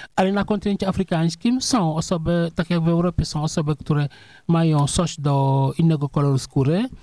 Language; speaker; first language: Polish; non-native, fluent; Serer